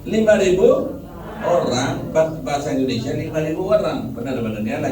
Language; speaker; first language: Indonesian; non-native, learner; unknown